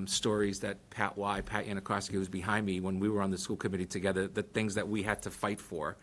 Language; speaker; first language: English; early bilingual, other home language; Portuguese